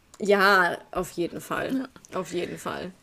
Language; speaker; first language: German; native; German